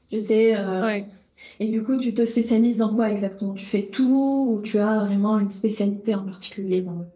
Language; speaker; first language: French; native; French